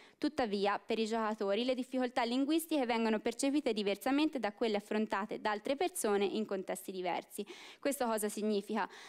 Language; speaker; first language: Italian; native; Italian